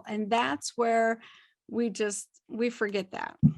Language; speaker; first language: English; native; English